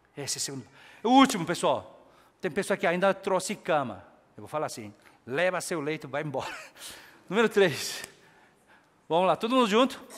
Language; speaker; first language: Portuguese; non-native, fluent; Korean